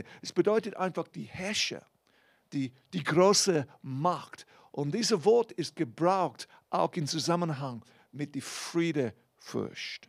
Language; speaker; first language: German; non-native, fluent; English